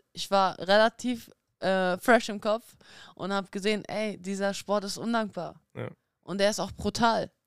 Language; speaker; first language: German; early bilingual, other home language; Russian